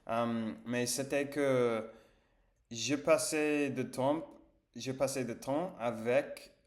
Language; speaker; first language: French; non-native, learner; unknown